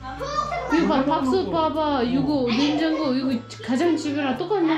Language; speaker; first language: Korean; non-native, fluent; Uzbek